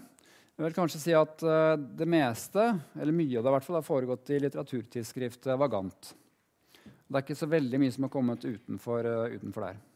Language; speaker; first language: Norwegian; native; Norwegian